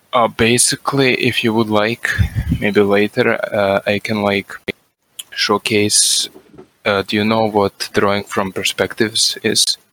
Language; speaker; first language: English; non-native, fluent; Croatian